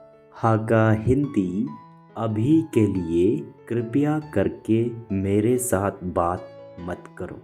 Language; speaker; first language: Hindi; non-native, local second language; Khasi